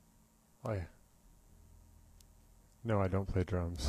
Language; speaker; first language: English; native; English